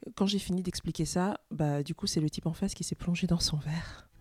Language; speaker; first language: French; native; French